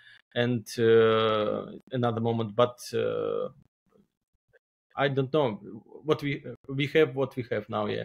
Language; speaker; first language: English; non-native, learner; Belarusian